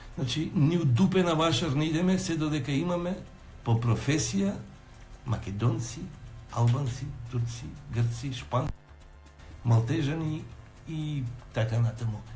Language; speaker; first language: Macedonian; non-native, local second language; Albanian